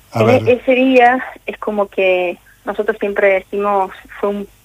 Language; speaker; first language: Spanish; native; Spanish